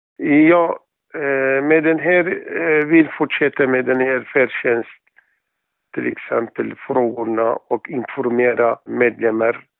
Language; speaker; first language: Swedish; non-native, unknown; Arabic